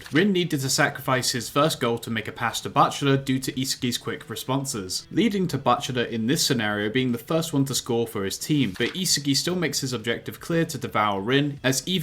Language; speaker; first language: English; native; English